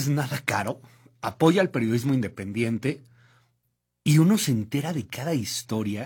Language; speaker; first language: Spanish; native; Spanish